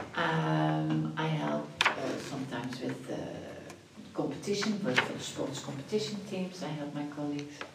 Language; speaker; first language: English; non-native, fluent; Dutch